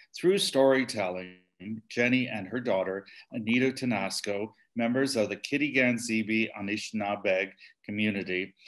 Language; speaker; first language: English; native; English